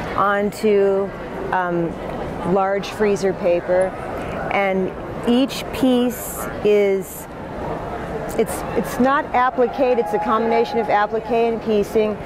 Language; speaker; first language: English; native; English